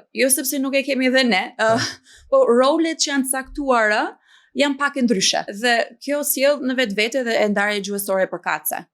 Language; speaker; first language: Albanian; non-native, fluent; English